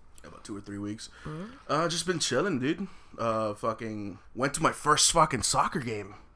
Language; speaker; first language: English; native; English